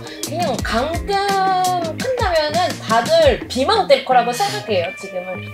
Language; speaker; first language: Korean; non-native, fluent; French